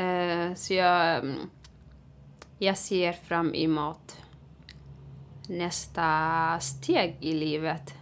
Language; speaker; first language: Swedish; non-native, fluent; Tigrinya